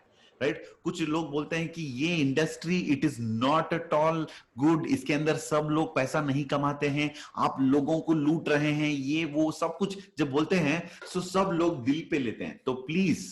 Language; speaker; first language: Hindi; native; Hindi